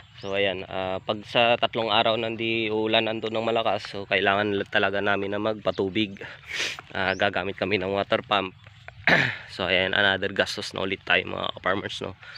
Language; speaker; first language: Filipino; non-native, local second language; Hiligaynon